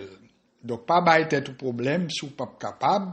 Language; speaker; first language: French; non-native, local second language; Haitian Creole